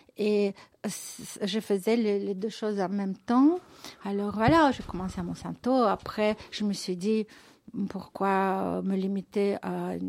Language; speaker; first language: French; non-native, fluent; Russian